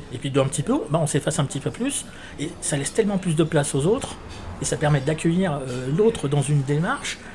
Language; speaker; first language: French; native; French